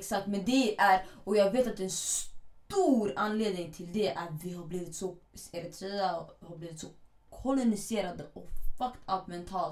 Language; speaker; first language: Swedish; early bilingual, other home language; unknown